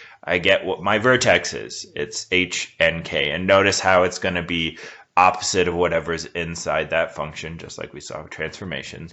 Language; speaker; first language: English; native; English